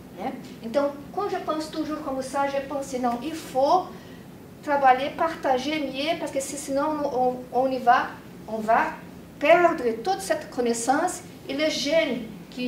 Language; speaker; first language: French; non-native, learner; Portuguese